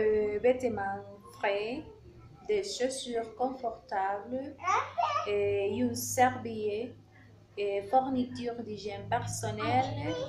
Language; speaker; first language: French; non-native, learner; Spanish